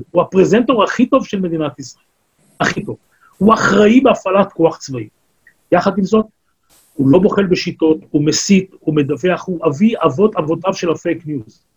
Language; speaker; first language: Hebrew; native; Hebrew